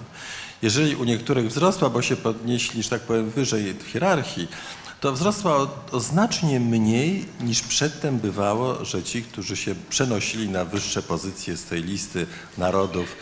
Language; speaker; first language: Polish; native; Polish